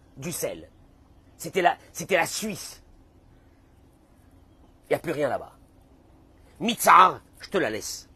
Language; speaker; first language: French; native; French